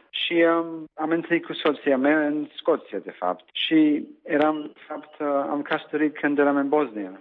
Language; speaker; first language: Romanian; non-native, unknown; English